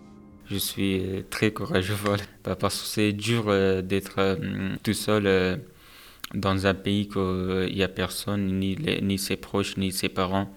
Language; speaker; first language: French; non-native, fluent; Persian